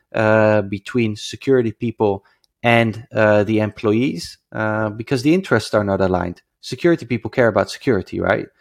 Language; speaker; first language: English; non-native, fluent; Dutch